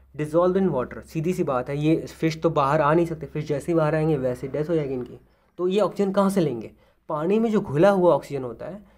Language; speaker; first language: Hindi; native; Hindi